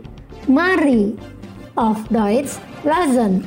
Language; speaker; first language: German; non-native, fluent; Indonesian